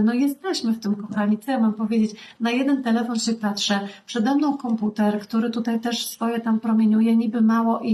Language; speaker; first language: Polish; native; Polish